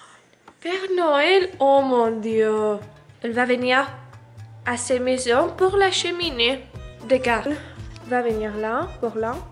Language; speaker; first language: French; non-native, learner; Spanish